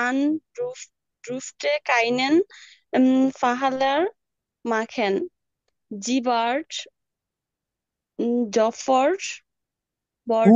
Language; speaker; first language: German; non-native, learner; Bangla